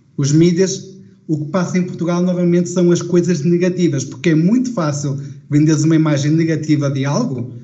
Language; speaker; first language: Portuguese; native; Portuguese